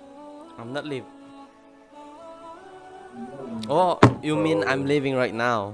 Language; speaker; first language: English; non-native, learner; Indonesian